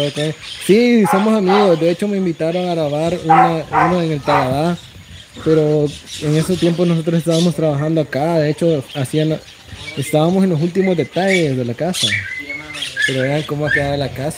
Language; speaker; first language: Spanish; native; Spanish